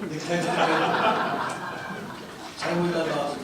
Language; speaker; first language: Korean; native; Korean